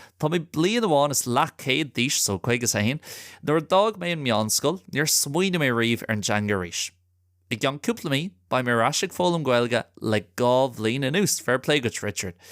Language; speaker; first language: Irish; non-native, local second language; English